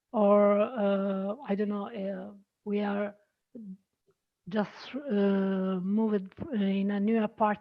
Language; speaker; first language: English; non-native, learner; Italian